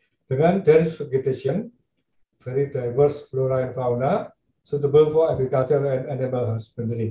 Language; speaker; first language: English; non-native, fluent; Indonesian